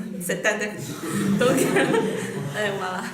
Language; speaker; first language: French; non-native, learner; Chinese